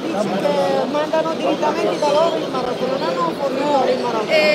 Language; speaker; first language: Spanish; non-native, learner; Italian